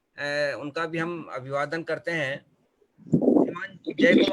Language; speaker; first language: Hindi; native; Hindi